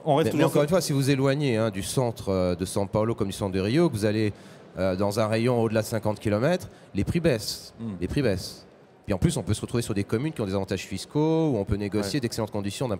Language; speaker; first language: French; native; French